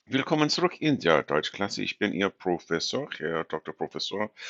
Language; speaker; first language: German; non-native, fluent; English